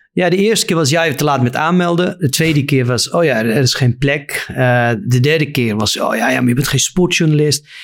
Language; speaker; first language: Dutch; non-native, fluent; Arabic